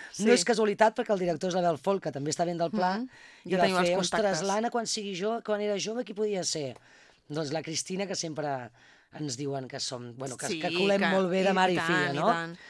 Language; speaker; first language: Catalan; native; Catalan